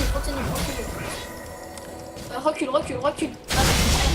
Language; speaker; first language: French; native; French